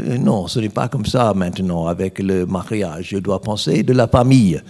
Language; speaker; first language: French; non-native, learner; English